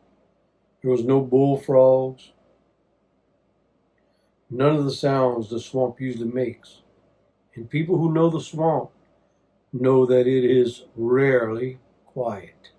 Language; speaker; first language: English; native; English